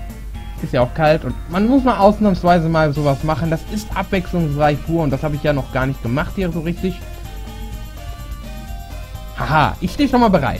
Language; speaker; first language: German; native; German